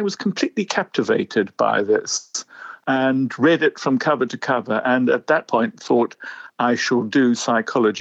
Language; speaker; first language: English; native; English